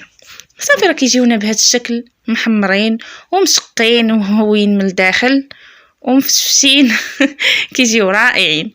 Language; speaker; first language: Arabic; native; Arabic